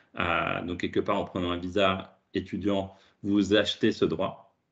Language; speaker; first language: French; native; French